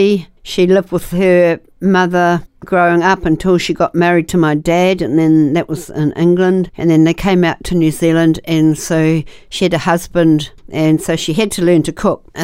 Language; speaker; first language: English; native; English